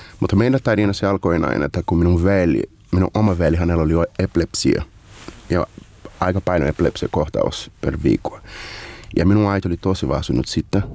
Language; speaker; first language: Finnish; non-native, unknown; Portuguese